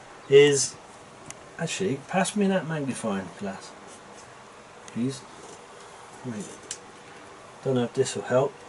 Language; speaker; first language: English; native; English